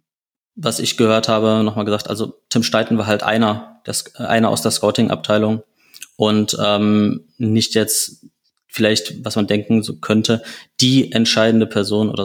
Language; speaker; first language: German; native; German